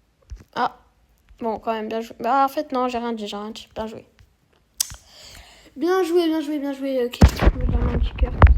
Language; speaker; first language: French; native; French